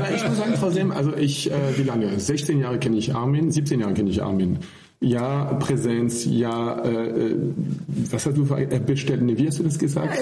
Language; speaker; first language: German; non-native, fluent; French